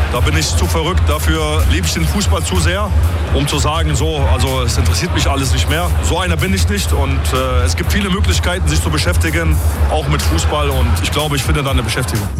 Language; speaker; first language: German; early bilingual, other home language; Polish